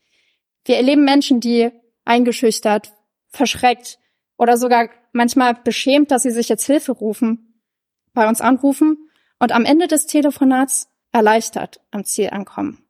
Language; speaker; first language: German; native; German